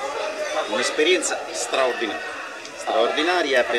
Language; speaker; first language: Italian; native; Italian